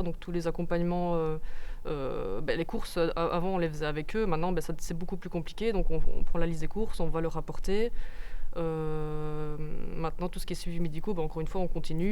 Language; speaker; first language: French; native; French